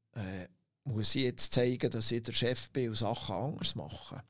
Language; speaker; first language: German; native; German